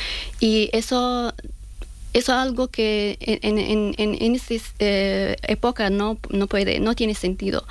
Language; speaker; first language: Spanish; non-native, fluent; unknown